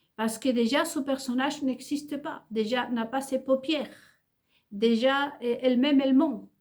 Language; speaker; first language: French; non-native, fluent; Spanish